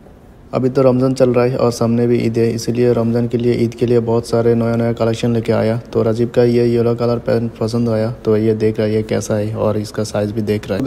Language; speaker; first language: Hindi; non-native, learner; Bangla